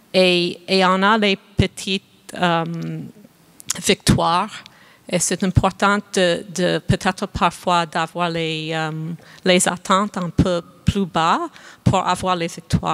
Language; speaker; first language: French; non-native, fluent; English